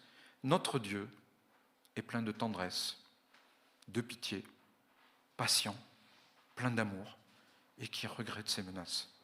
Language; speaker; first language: French; native; French